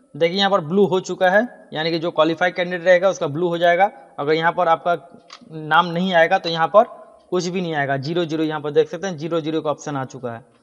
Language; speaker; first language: Hindi; non-native, local second language; Bangla